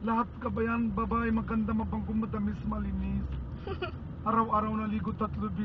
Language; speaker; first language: Filipino; non-native, learner; Pashto